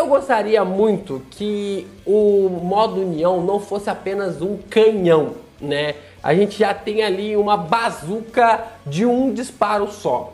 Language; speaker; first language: Portuguese; native; Portuguese